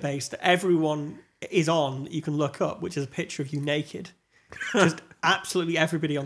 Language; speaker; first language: English; native; English